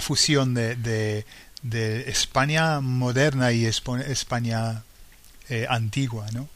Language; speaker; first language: Spanish; non-native, fluent; English